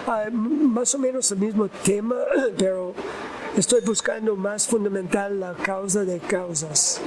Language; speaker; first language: Spanish; non-native, learner; English